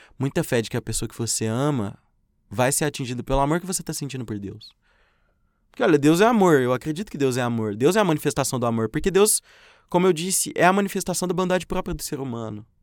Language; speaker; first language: Portuguese; native; Portuguese